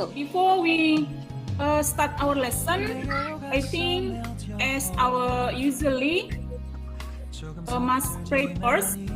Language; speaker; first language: English; non-native, learner; Indonesian